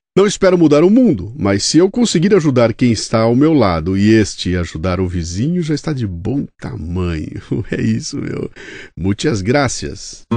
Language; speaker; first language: Portuguese; native; Portuguese